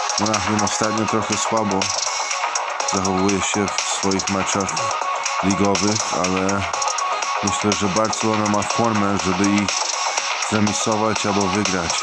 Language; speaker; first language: Polish; early bilingual, heritage; Polish